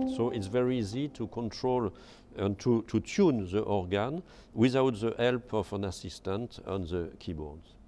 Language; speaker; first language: English; non-native, fluent; French